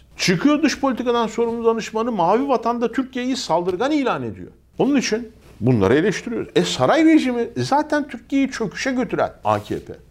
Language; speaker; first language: Turkish; native; Turkish